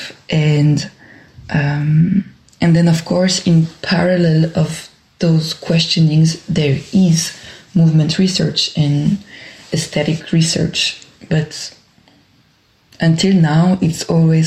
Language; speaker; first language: English; non-native, fluent; French